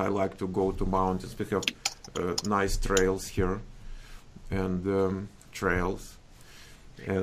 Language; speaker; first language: English; non-native, fluent; Russian